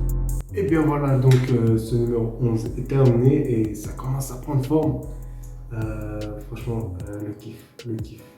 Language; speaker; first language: French; native; French